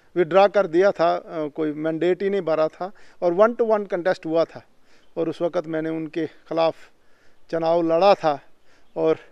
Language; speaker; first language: Hindi; native; Hindi